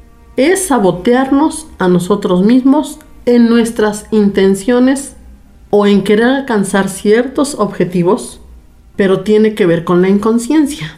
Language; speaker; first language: Spanish; native; Spanish